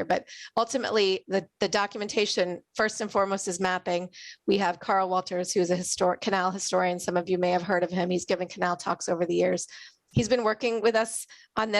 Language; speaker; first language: English; native; English